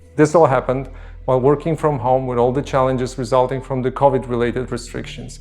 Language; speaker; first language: English; non-native, fluent; Polish